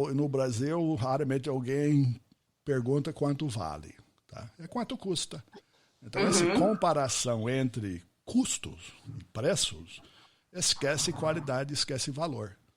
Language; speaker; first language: Portuguese; non-native, fluent; English